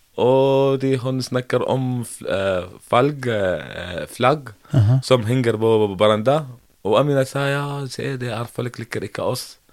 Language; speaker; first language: Norwegian; non-native, learner; Arabic